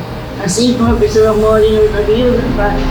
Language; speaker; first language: Portuguese; non-native, local second language; German